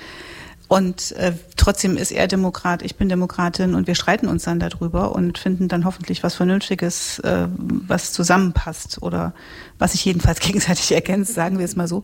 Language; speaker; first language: German; native; German